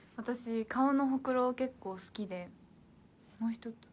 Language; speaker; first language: Japanese; native; Japanese